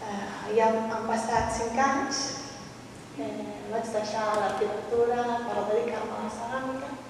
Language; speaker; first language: Catalan; early bilingual, heritage; Catalan